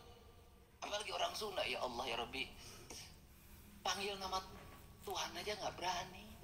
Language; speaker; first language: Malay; non-native, local second language; Sundanese